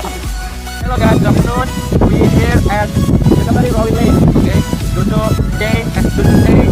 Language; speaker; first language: English; non-native, learner; Indonesian